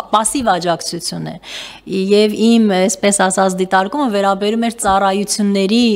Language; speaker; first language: Armenian; native; Armenian